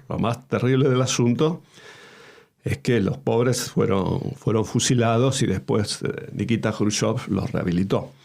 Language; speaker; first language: Spanish; native; Spanish